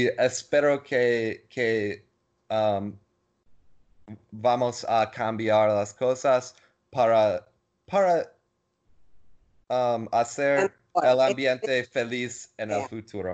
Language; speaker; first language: Spanish; non-native, learner; English